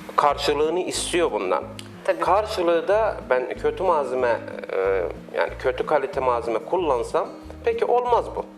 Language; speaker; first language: Turkish; non-native, fluent; Persian